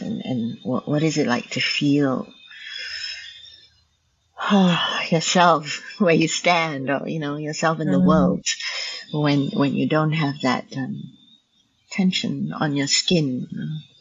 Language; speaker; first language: English; non-native, local second language; Min Nan Chinese